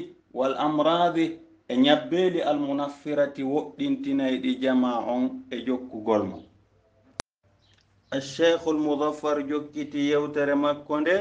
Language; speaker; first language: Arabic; non-native, fluent; Fula